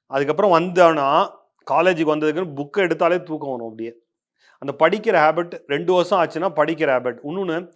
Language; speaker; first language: Tamil; native; Tamil